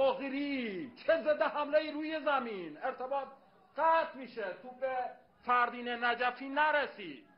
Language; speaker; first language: Persian; native; Persian